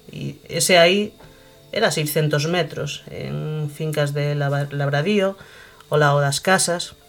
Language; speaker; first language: Galician; native; Galician